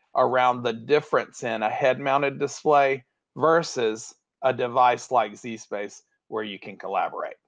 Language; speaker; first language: English; native; English